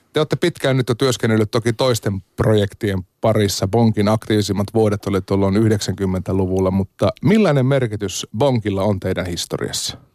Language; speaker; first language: Finnish; native; Finnish